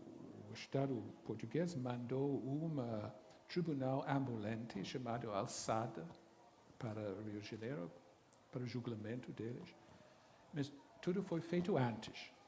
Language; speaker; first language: Portuguese; non-native, fluent; English